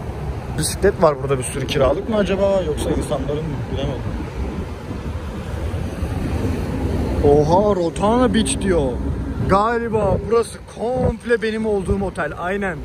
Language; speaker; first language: Turkish; native; Turkish